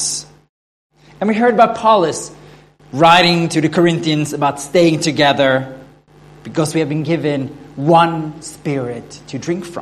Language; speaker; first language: English; non-native, fluent; Norwegian